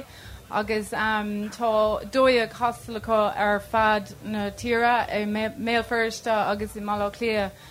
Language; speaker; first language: Irish; non-native, local second language; English